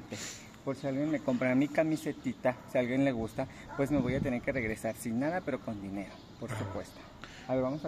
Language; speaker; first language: Spanish; native; Spanish